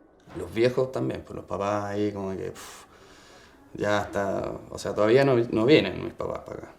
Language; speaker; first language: Spanish; native; Spanish